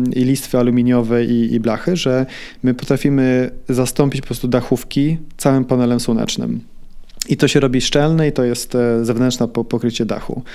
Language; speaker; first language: Polish; early bilingual, heritage; Polish